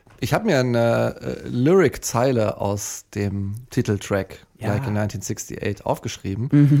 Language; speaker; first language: German; native; German